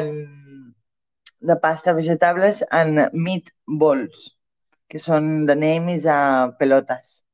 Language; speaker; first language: English; non-native, learner; Catalan